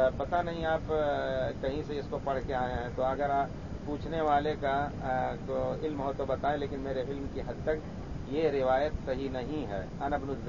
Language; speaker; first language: Urdu; native; Urdu